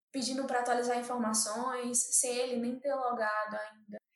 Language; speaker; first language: Portuguese; native; Portuguese